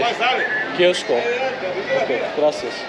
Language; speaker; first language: Spanish; non-native, learner; Turkish